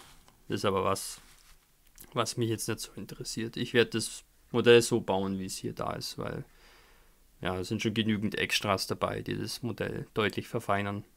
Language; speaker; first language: German; native; German